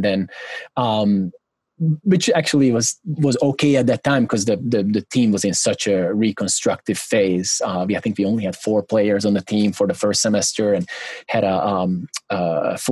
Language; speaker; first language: English; non-native, fluent; Hungarian